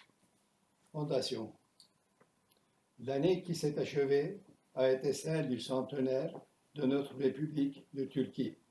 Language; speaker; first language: French; non-native, fluent; Turkish